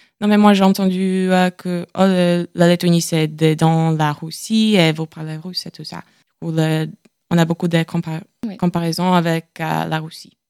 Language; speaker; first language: French; non-native, learner; Latvian